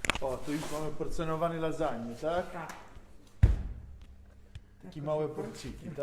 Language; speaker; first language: Polish; non-native, fluent; Italian